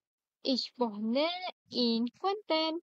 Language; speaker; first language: German; non-native, learner; Malay